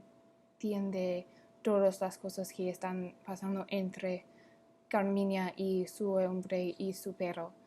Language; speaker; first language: Spanish; non-native, learner; English